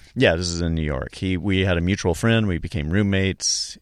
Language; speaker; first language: English; native; English